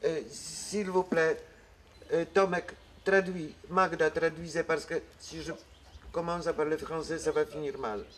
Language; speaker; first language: French; non-native, learner; Polish